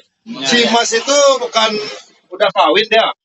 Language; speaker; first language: Malay; native; Malay